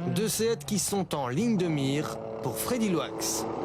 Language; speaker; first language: French; native; French